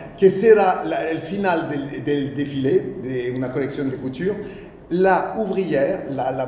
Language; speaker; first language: Spanish; non-native, learner; French